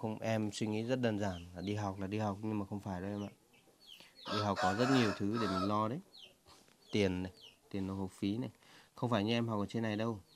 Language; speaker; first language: Vietnamese; non-native, local second language; Hmong